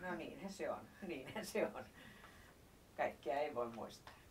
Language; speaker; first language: Finnish; native; Finnish